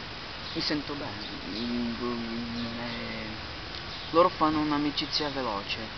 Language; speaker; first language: Italian; non-native, learner; Portuguese